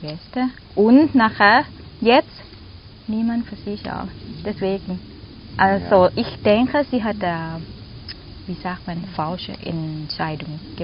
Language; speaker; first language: German; non-native, learner; Thai